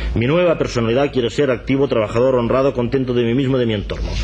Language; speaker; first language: Spanish; non-native, local second language; Catalan